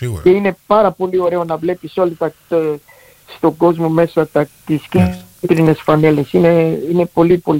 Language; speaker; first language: Greek; early bilingual, heritage; Greek